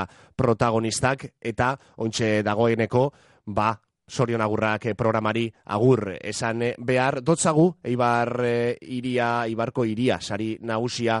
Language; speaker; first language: Basque; native; Basque